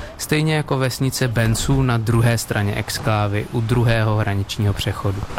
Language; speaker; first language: Czech; native; Czech